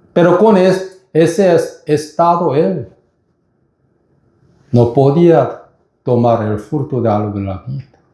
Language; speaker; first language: Spanish; non-native, fluent; Korean